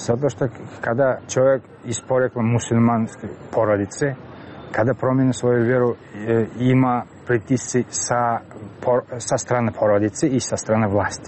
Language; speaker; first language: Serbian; non-native, learner; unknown